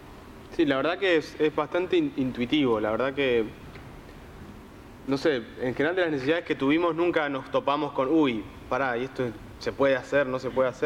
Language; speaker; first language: Spanish; native; Spanish